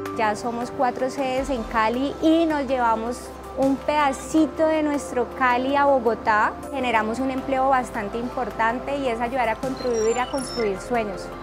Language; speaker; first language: Spanish; early bilingual, other home language; Chinese